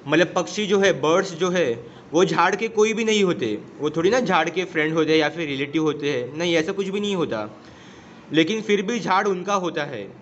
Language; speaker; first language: Hindi; non-native, local second language; Marathi